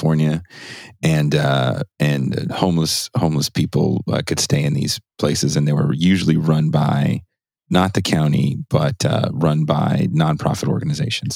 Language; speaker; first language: English; native; English